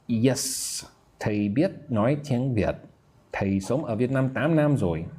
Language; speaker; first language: Vietnamese; non-native, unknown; English